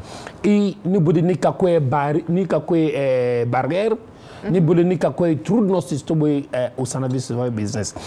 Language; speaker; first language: Russian; non-native, learner; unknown